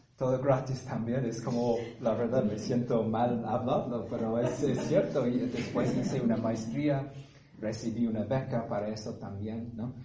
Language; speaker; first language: Spanish; non-native, fluent; English